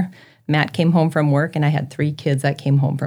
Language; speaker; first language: English; native; English